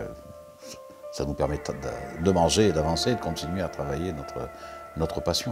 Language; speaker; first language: French; native; French